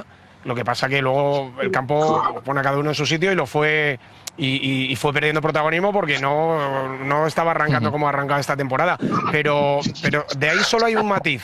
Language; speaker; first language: Spanish; native; Spanish